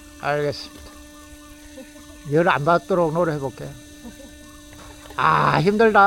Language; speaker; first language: Korean; native; Korean